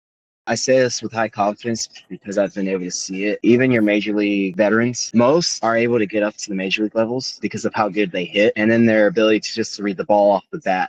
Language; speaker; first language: English; native; English